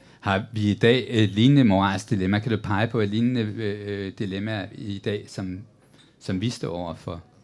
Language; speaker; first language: Danish; native; Danish